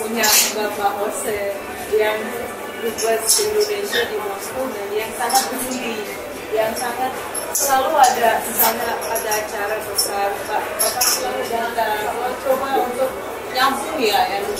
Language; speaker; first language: Indonesian; non-native, fluent; Russian